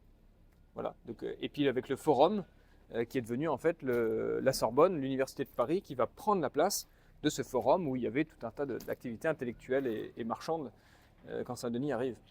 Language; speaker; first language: French; native; French